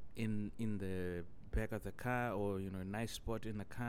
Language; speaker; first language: English; non-native, local second language; Shona